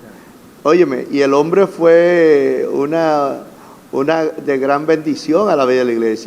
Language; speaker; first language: Spanish; native; Spanish